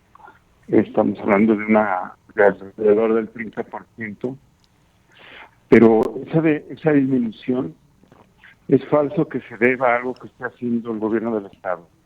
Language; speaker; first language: Spanish; native; Spanish